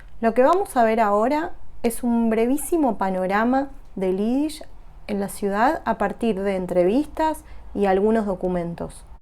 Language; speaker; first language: Spanish; native; Spanish